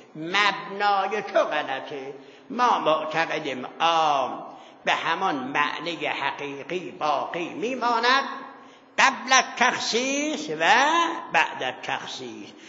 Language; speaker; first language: Persian; non-native, local second language; Azerbaijani